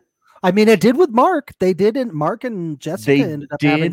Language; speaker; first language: English; native; English